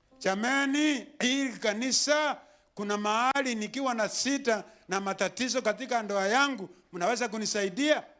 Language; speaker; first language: Swahili; non-native, local second language; Gusii